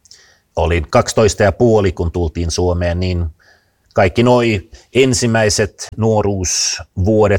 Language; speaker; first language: Finnish; non-native, fluent; Swedish